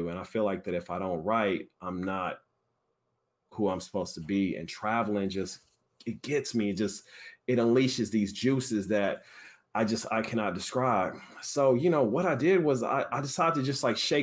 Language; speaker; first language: English; native; English